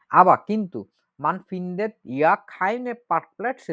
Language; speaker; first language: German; non-native, learner; Bangla